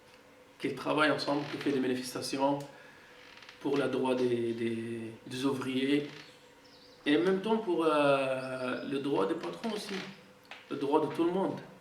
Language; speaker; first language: French; non-native, fluent; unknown